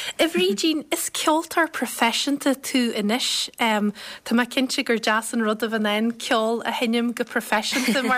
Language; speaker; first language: Irish; native; Irish